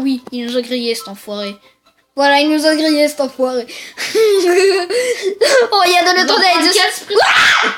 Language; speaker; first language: French; native; French